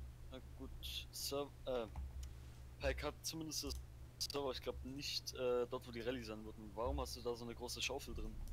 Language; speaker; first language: German; native; German